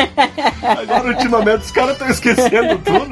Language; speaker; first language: Portuguese; native; Portuguese